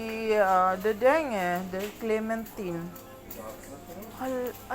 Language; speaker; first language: Dutch; non-native, learner; Filipino